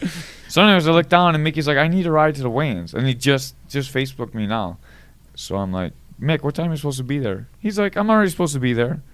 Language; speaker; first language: English; native; English